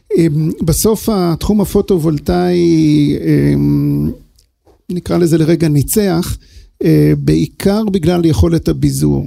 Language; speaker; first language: Hebrew; early bilingual, other home language; English